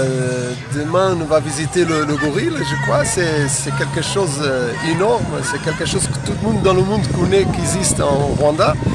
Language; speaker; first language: French; non-native, fluent; Portuguese